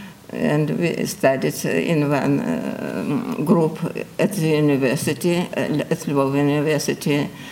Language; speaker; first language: English; non-native, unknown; Russian